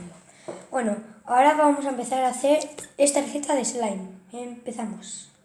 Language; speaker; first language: Spanish; native; Spanish